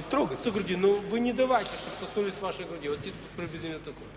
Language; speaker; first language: Russian; native; Russian